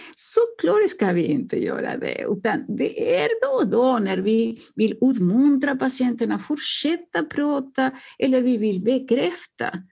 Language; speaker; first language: Swedish; non-native, fluent; Spanish